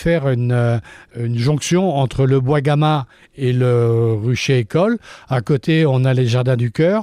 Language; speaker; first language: French; native; French